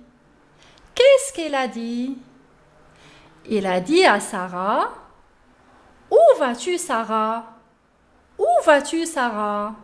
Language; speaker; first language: French; non-native, local second language; Arabic